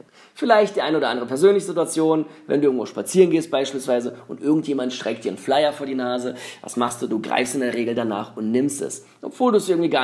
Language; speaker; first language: German; native; German